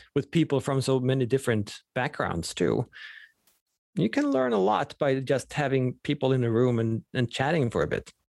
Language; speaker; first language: English; non-native, fluent; Swedish